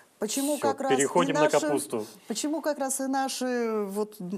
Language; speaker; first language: Russian; native; Russian